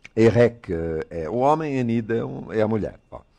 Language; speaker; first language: Portuguese; non-native, fluent; Italian